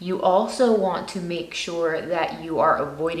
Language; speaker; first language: English; native; English